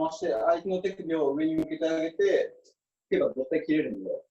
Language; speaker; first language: Japanese; native; Japanese